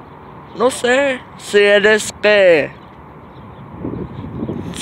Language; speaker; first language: Spanish; early bilingual, heritage; English